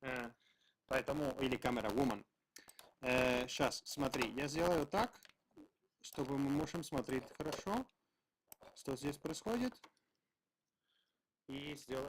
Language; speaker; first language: Russian; non-native, learner; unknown